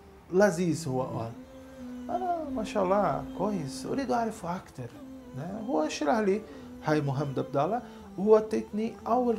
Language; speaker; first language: Arabic; non-native, learner; Portuguese